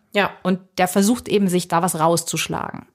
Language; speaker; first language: German; native; German